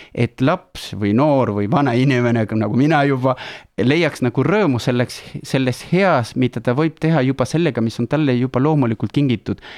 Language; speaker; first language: Estonian; non-native, fluent; Spanish